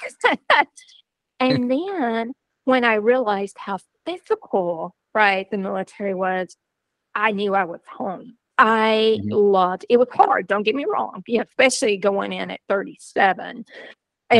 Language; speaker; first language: English; native; English